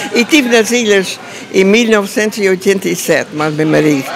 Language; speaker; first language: Portuguese; early bilingual, heritage; English